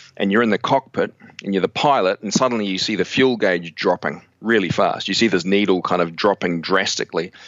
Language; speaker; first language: English; native; English